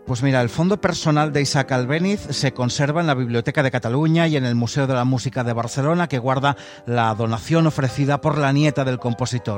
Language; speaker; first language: Spanish; native; Spanish